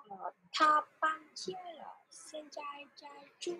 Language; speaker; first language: Chinese; non-native, learner; Vietnamese